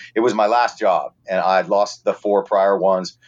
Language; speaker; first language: English; native; English